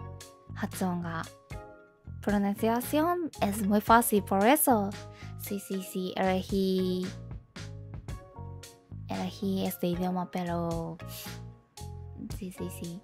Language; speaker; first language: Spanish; non-native, learner; Japanese